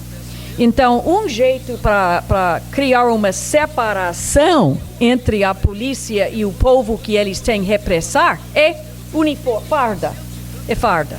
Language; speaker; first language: Portuguese; non-native, fluent; English